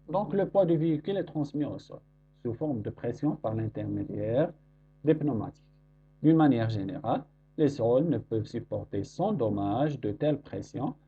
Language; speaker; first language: French; non-native, local second language; Arabic